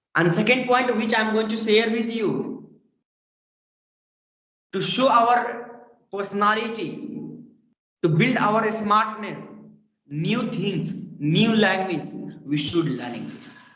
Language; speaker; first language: English; non-native, learner; Bhojpuri